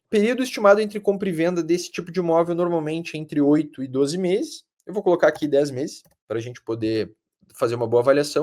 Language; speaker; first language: Portuguese; native; Portuguese